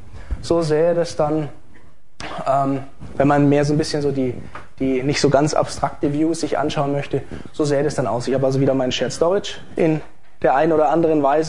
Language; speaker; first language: German; native; German